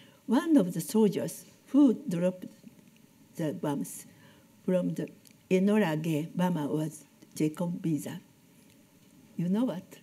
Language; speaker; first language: English; non-native, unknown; Japanese